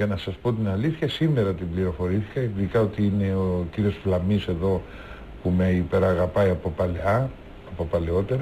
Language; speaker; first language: Greek; native; Greek